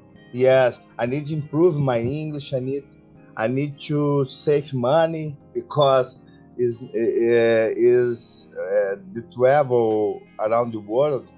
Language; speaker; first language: English; non-native, learner; Portuguese